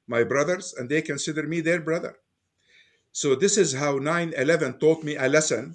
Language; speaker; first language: English; non-native, fluent; Arabic